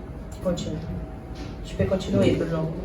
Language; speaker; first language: French; non-native, fluent; Portuguese